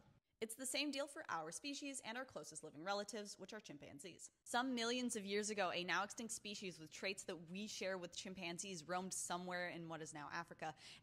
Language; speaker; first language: English; native; English